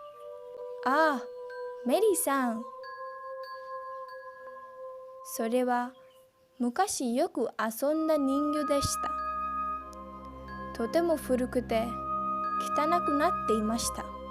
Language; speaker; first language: Japanese; non-native, fluent; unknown